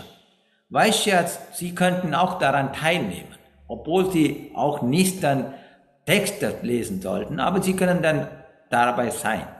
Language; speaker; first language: German; non-native, fluent; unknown